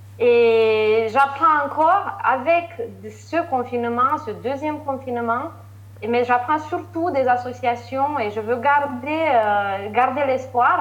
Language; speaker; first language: French; non-native, fluent; Romanian